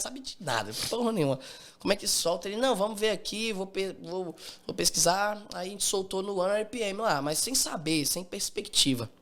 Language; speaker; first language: Portuguese; native; Portuguese